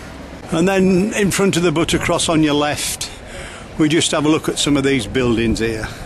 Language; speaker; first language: English; native; English